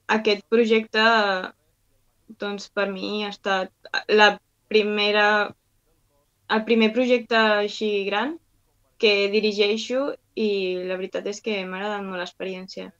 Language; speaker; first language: Catalan; non-native, local second language; Spanish